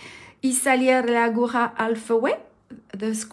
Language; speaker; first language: Spanish; non-native, learner; French